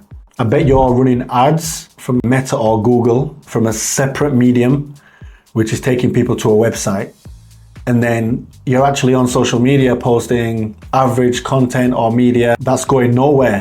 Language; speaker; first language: English; native; English